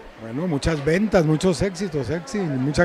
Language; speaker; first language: Spanish; native; Spanish